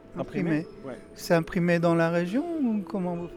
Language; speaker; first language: French; native; French